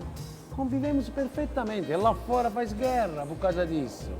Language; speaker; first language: Portuguese; non-native, fluent; Italian